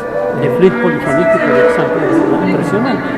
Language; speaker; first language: French; non-native, fluent; Spanish